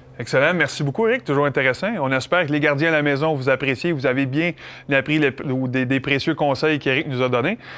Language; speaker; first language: French; native; French